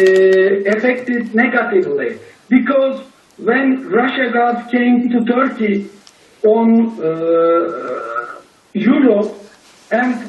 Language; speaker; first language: English; non-native, learner; Turkish